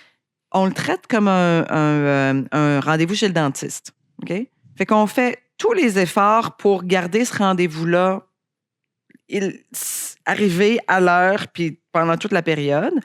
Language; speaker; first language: French; native; French